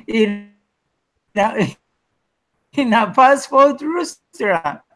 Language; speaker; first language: English; non-native, learner; Spanish